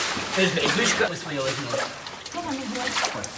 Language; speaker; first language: Russian; native; Russian